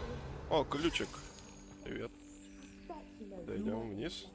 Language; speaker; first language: Russian; native; Russian